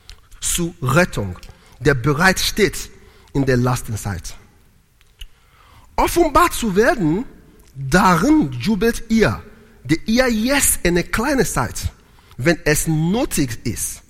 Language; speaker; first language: German; non-native, learner; Italian